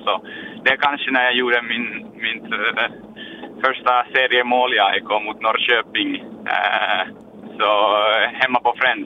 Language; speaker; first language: Swedish; non-native, learner; Finnish